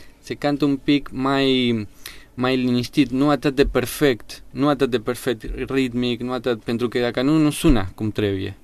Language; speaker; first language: Romanian; non-native, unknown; Spanish